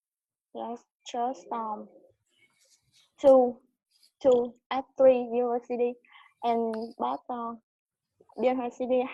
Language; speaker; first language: English; non-native, learner; Vietnamese